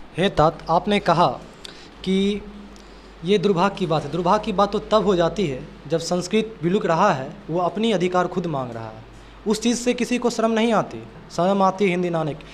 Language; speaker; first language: Hindi; non-native, local second language; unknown